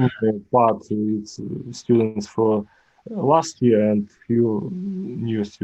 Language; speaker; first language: English; non-native, learner; Ukrainian